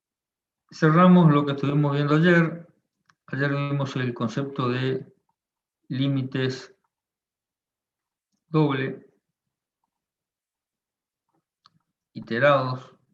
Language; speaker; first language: Spanish; native; Spanish